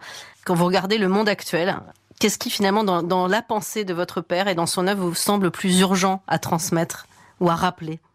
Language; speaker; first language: French; native; French